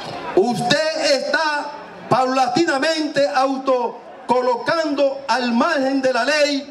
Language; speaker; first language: Spanish; native; Spanish